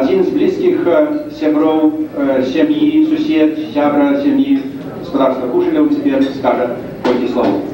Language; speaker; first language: Belarusian; native; Belarusian